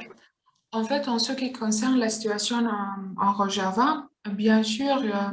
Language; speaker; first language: French; non-native, learner; Kurdish